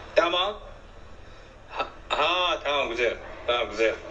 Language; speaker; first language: Turkish; non-native, learner; Arabic